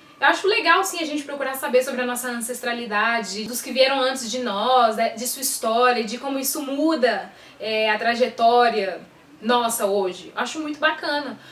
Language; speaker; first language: Portuguese; native; Portuguese